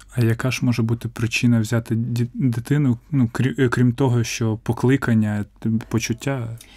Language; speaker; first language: Ukrainian; native; Ukrainian